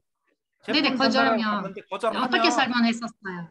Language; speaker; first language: Korean; non-native, learner; Turkish